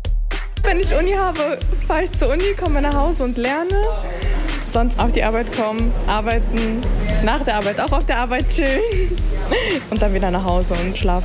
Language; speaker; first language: German; native; German